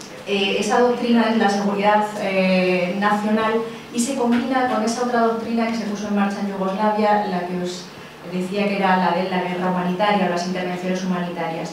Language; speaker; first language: Spanish; native; Spanish